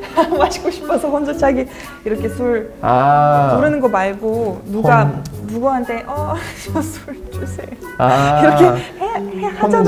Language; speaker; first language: Korean; non-native, fluent; Russian